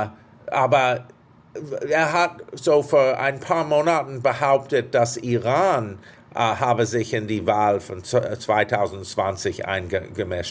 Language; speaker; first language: German; non-native, fluent; English